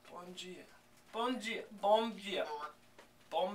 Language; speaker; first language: Portuguese; non-native, learner; English